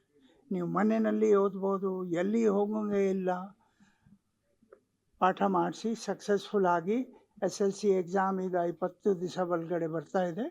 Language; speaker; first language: Kannada; non-native, local second language; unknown